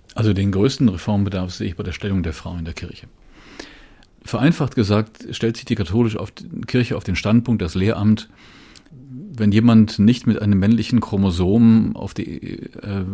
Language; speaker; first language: German; native; German